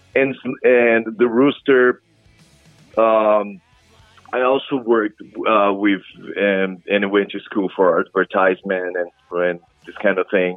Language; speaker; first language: English; non-native, fluent; Portuguese